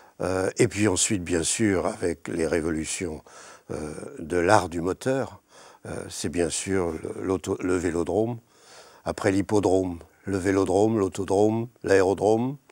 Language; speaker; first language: French; native; French